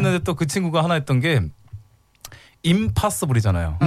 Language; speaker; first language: Korean; native; Korean